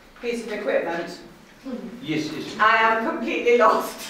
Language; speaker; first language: English; non-native, learner; Russian